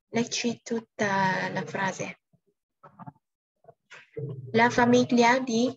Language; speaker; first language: Italian; non-native, learner; Vietnamese